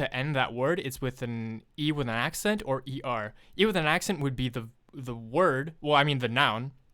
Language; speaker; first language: English; non-native, fluent; French